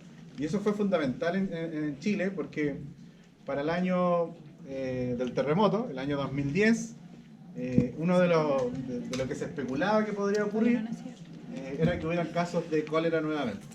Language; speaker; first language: Spanish; native; Spanish